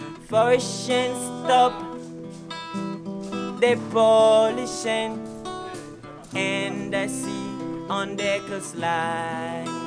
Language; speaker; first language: English; non-native, learner; Haitian Creole